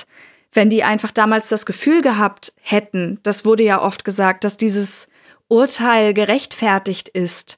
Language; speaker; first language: German; native; German